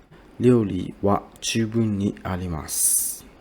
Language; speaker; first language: Japanese; non-native, learner; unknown